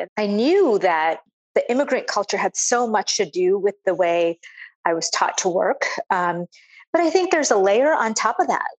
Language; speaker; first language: English; native; English